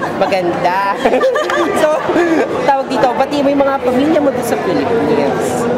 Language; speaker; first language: Filipino; native; Filipino